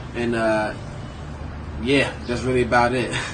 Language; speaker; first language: English; native; English